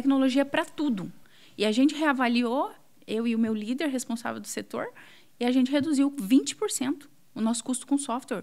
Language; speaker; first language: Portuguese; native; Portuguese